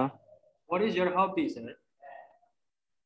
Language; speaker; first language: English; non-native, learner; Indonesian